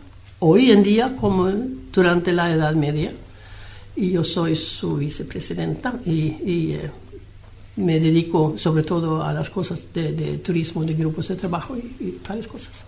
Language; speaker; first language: Spanish; non-native, fluent; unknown